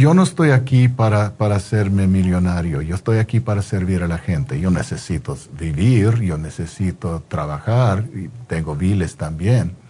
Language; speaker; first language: Spanish; non-native, fluent; English